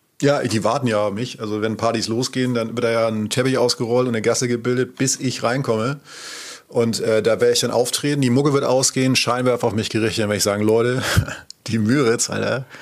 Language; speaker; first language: German; native; German